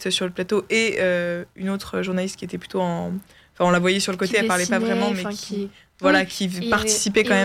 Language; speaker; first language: French; native; French